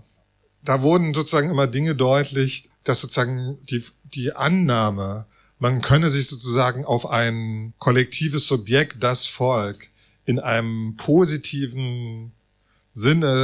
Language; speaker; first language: German; native; German